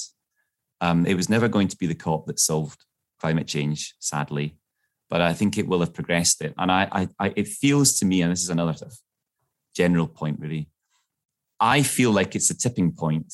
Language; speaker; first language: English; native; English